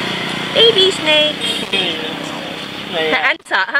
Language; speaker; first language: Vietnamese; early bilingual, heritage; Vietnamese